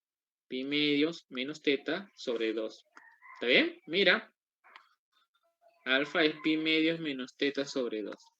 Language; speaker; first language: Spanish; native; Spanish